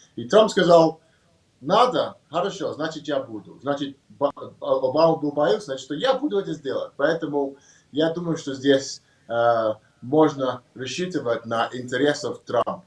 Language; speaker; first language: Russian; non-native, learner; English